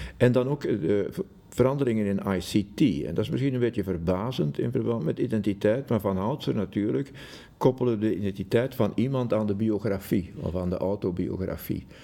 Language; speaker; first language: Dutch; native; Dutch